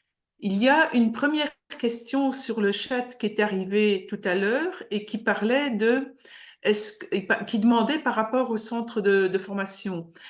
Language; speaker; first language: French; native; French